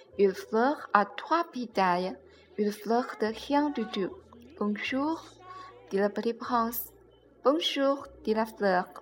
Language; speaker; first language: French; non-native, learner; Chinese